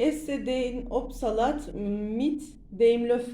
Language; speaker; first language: German; non-native, learner; Turkish